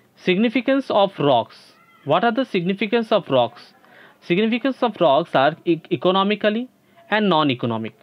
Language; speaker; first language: English; non-native, local second language; Bangla